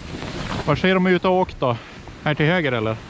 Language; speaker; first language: Swedish; native; Swedish